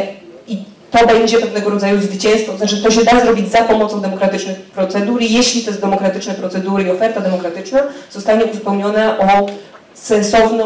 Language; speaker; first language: Polish; native; Polish